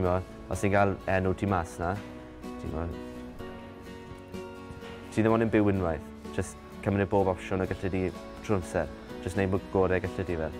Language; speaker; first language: Welsh; native; Welsh